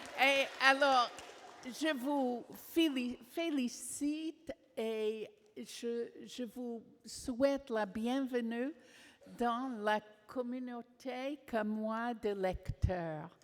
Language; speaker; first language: French; non-native, fluent; English